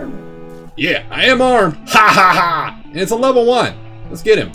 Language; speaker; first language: English; native; English